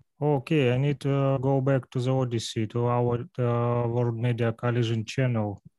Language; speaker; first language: English; non-native, learner; Russian